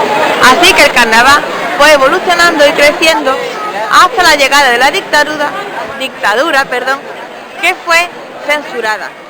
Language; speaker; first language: Spanish; native; Spanish